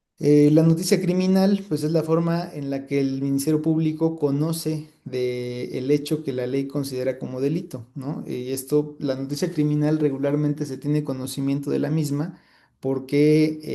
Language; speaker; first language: Spanish; native; Spanish